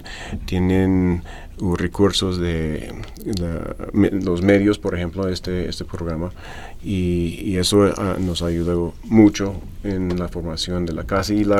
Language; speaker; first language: Spanish; non-native, fluent; English